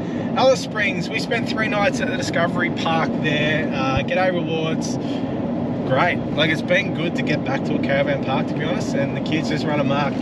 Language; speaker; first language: English; native; English